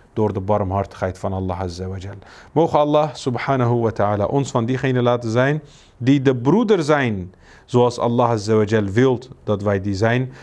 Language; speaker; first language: Dutch; early bilingual, other home language; Turkish